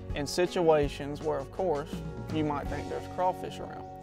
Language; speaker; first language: English; native; English